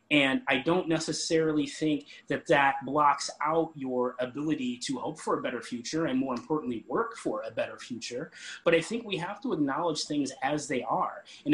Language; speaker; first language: English; native; English